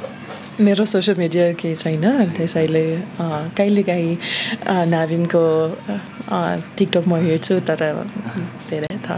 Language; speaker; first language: Nepali; non-native, learner; German